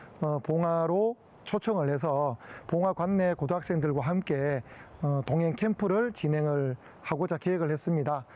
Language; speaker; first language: Korean; native; Korean